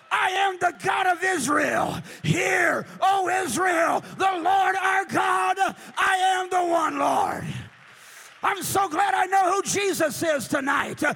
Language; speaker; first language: English; early bilingual, other home language; Portuguese